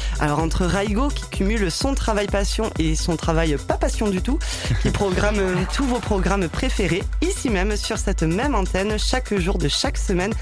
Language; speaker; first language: French; native; French